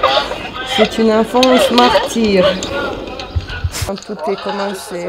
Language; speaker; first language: French; non-native, fluent; Bosnian